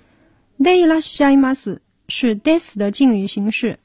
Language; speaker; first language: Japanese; non-native, fluent; Chinese